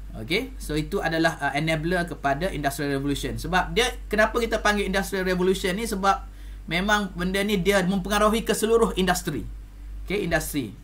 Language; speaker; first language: Malay; native; Malay